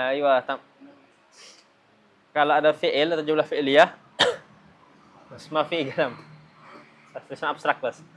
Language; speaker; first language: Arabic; non-native, fluent; Indonesian